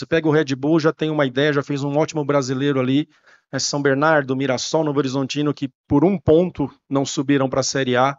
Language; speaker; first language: Portuguese; native; Portuguese